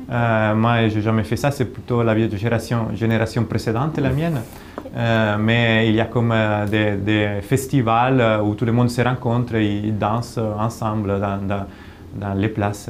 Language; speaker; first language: French; non-native, fluent; Italian